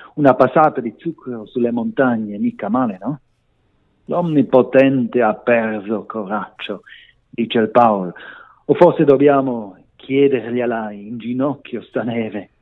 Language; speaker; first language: Italian; non-native, local second language; Romansh